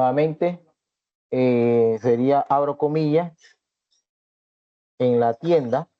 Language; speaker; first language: Spanish; native; Spanish